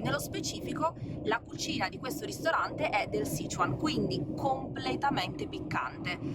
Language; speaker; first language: Italian; native; Italian